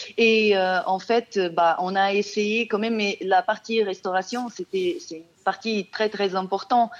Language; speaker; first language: French; non-native, fluent; Portuguese